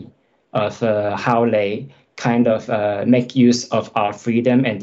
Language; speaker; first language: English; non-native, fluent; Chinese